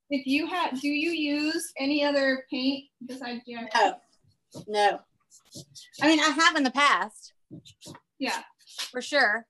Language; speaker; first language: English; native; English